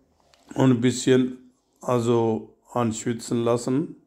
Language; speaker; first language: German; non-native, learner; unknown